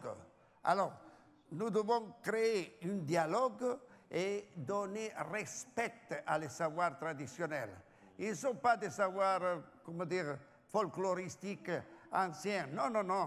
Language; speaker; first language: French; non-native, learner; Italian